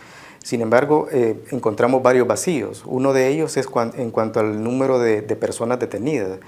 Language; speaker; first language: Spanish; native; Spanish